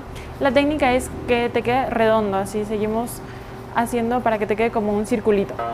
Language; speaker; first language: Spanish; native; Spanish